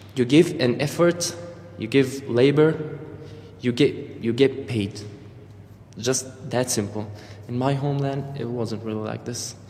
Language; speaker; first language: English; non-native, fluent; Arabic